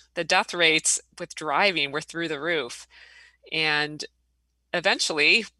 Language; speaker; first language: English; native; English